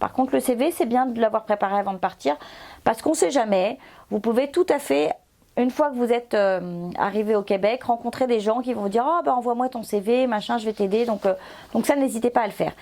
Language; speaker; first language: French; native; French